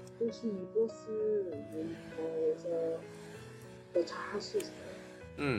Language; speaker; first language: Korean; non-native, learner; Chinese